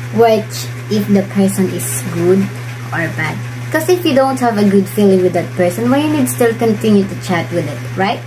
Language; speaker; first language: English; non-native, local second language; Cebuano